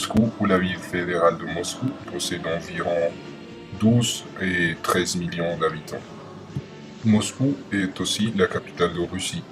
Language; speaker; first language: French; non-native, learner; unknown